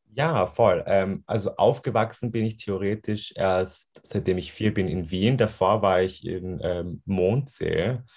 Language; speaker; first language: German; native; German